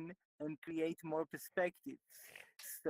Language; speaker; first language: English; non-native, fluent; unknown